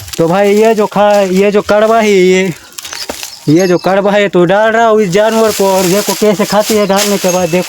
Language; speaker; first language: Hindi; non-native, local second language; Marathi